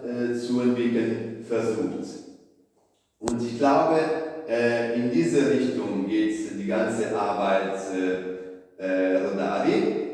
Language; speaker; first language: German; non-native, fluent; Italian